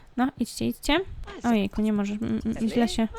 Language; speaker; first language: Polish; native; Polish